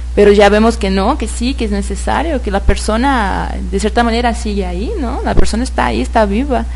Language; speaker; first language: Spanish; non-native, fluent; Portuguese